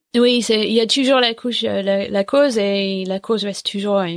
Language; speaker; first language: French; non-native, fluent; English